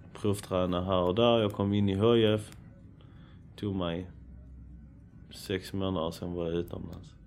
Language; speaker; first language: Swedish; early bilingual, other home language; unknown